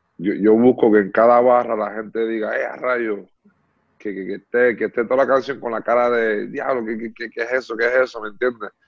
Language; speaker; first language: Spanish; early bilingual, heritage; Spanish